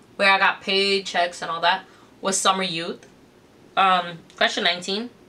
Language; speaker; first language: English; native; English